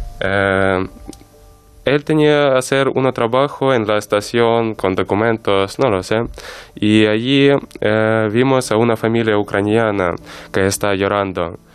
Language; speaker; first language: Spanish; non-native, learner; Ukrainian